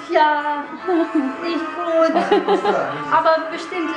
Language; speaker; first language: German; non-native, local second language; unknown